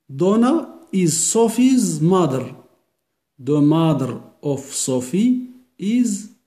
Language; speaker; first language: English; non-native, learner; Arabic